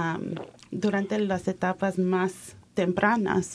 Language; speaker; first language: Spanish; early bilingual, heritage; Spanish